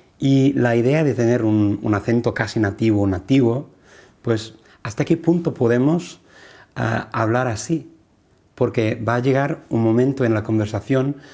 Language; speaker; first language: Spanish; non-native, fluent; English